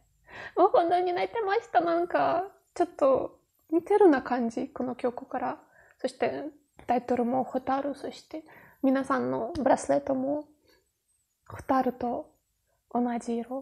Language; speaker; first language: Japanese; non-native, learner; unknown